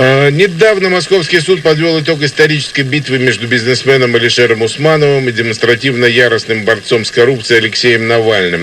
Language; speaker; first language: Russian; native; Russian